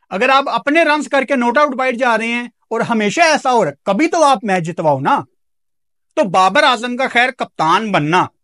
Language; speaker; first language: Urdu; non-native, local second language; Punjabi